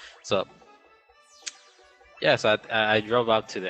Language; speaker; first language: English; early bilingual, other home language; Spanish